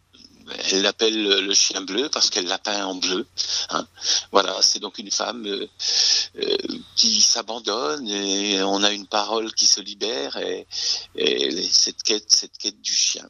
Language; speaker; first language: French; native; French